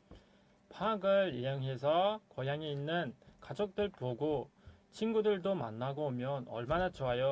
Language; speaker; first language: Korean; non-native, fluent; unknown